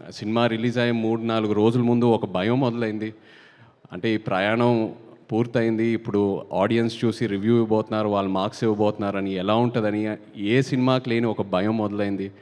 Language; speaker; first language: Telugu; native; Telugu